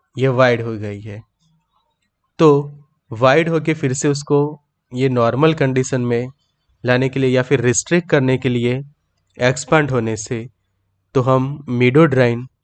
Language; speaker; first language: Hindi; native; Hindi